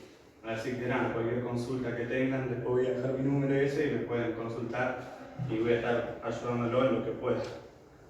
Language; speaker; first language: Spanish; native; Spanish